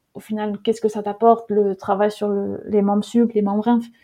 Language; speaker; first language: French; early bilingual, heritage; Dutch